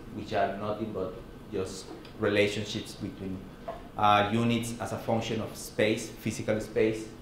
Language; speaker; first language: English; non-native, fluent; Spanish